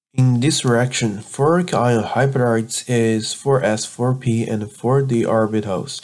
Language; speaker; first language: English; non-native, learner; Chinese